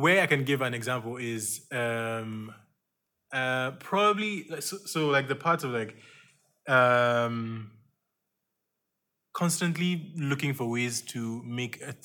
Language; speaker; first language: English; non-native, local second language; Yoruba